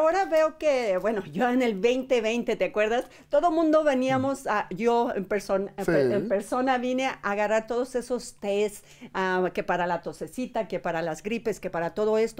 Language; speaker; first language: Spanish; native; Spanish